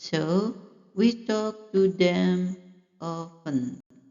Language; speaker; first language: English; non-native, fluent; Indonesian